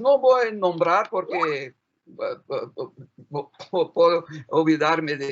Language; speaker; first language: Spanish; non-native, fluent; Portuguese